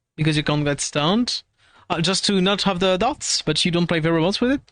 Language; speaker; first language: English; non-native, fluent; French